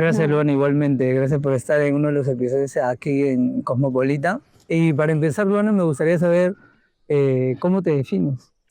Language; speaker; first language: Spanish; native; Spanish